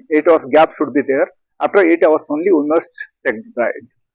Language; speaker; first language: English; non-native, local second language; Telugu